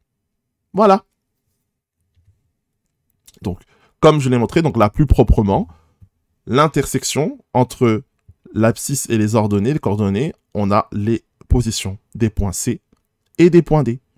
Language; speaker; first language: French; native; French